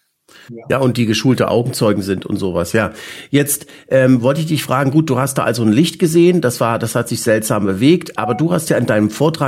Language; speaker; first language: German; native; German